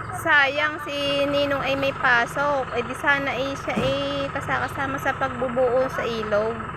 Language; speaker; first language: Filipino; native; Filipino